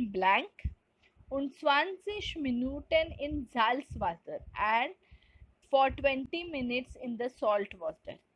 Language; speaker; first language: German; non-native, fluent; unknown